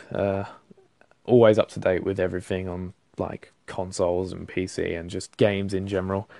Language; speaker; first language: English; native; English